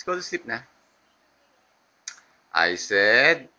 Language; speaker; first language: English; non-native, local second language; Filipino